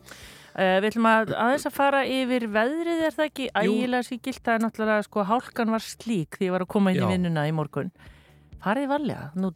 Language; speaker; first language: Icelandic; native; Icelandic